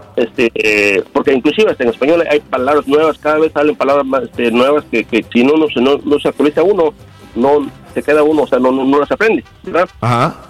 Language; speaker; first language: Spanish; native; Spanish